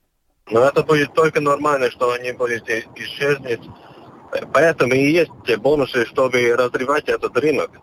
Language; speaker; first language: Russian; non-native, local second language; Latvian